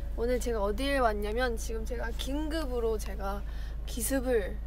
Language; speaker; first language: Korean; early bilingual, heritage; Korean